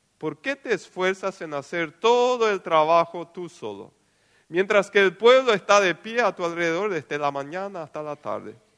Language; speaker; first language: Spanish; non-native, local second language; Plautdietsch